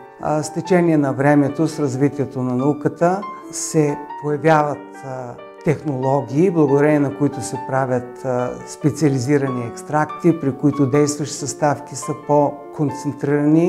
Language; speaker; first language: Bulgarian; native; Bulgarian